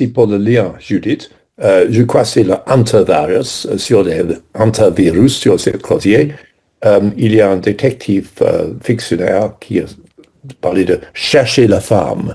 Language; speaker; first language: French; non-native, fluent; English